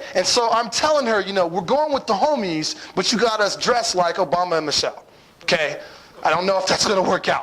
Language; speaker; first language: English; native; English